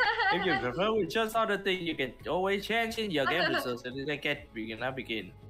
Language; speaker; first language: English; non-native, learner; Vietnamese